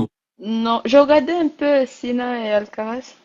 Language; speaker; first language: French; non-native, learner; Rundi